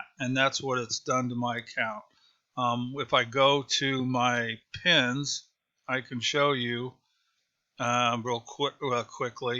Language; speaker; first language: English; native; English